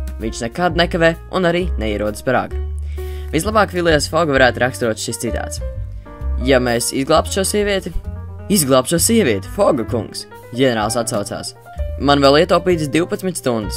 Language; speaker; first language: Latvian; native; Latvian